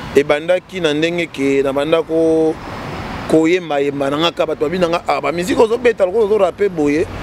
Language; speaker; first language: Lingala; native; Lingala